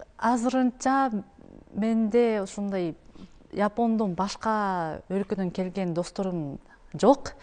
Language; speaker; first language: Kyrgyz; non-native, learner; Japanese